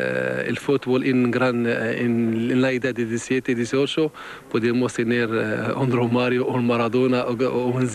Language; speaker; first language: Spanish; non-native, fluent; Arabic